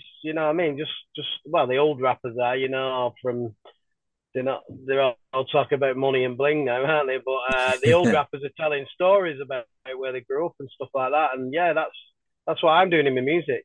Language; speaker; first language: English; native; English